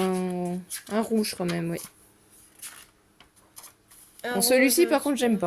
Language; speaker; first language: French; native; French